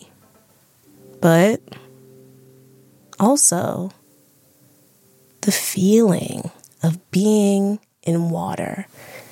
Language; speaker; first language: English; native; English